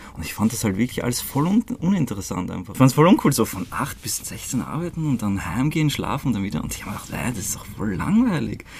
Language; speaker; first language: German; early bilingual, other home language; Croatian